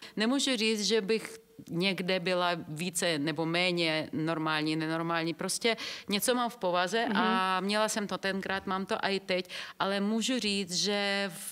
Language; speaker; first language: Czech; non-native, fluent; Russian